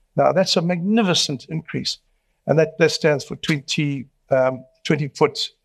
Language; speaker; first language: English; native; English